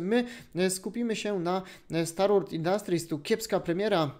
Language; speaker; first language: Polish; native; Polish